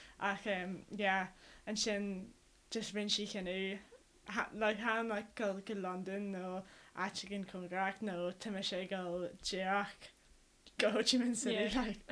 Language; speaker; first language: Irish; non-native, local second language; English